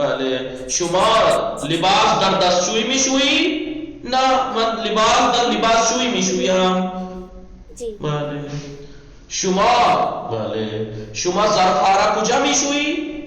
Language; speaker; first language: Persian; non-native, fluent; Urdu